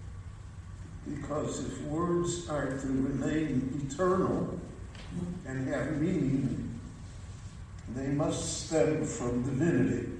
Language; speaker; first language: English; early bilingual, other home language; Yiddish